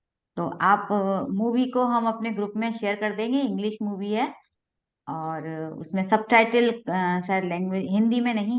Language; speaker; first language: Hindi; native; Hindi